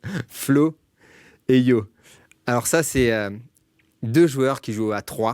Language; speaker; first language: French; native; French